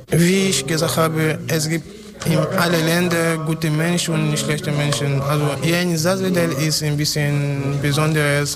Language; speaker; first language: German; non-native, learner; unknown